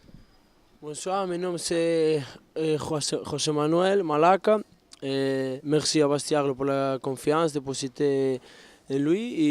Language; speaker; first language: French; non-native, learner; Spanish